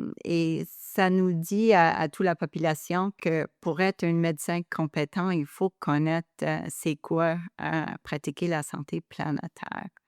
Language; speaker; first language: French; non-native, local second language; English